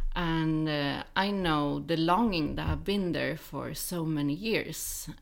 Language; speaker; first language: English; non-native, fluent; Swedish